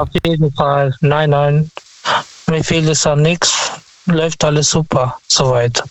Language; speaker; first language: German; non-native, fluent; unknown